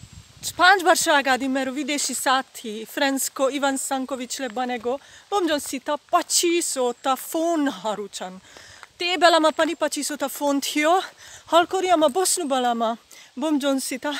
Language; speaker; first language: Nepali; non-native, fluent; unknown